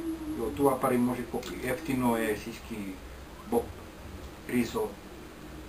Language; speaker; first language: Bulgarian; non-native, learner; Finnish